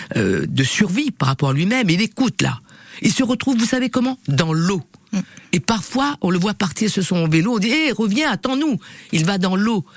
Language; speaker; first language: French; non-native, local second language; Réunion Creole French